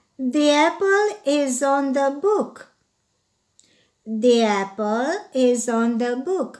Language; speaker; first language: English; non-native, fluent; Romanian